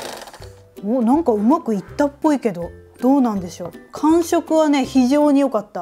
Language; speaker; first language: Japanese; native; Japanese